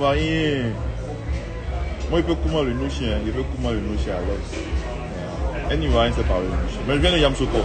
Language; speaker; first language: French; non-native, local second language; Baoulé